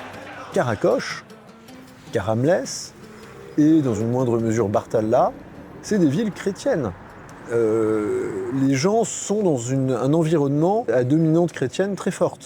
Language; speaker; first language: French; native; French